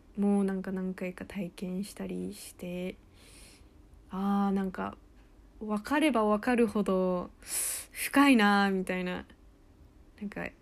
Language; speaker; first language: Japanese; early bilingual, heritage; Japanese